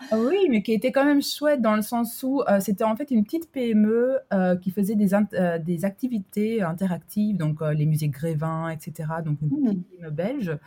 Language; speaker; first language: French; early bilingual, other home language; Albanian